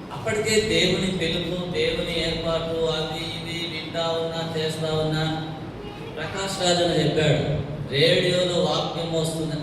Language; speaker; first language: Telugu; non-native, local second language; Tamil